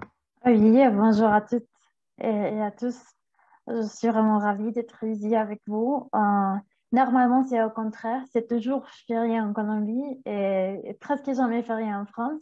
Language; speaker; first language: French; non-native, fluent; Spanish